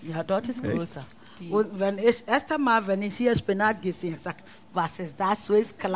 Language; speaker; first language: German; non-native, learner; Akan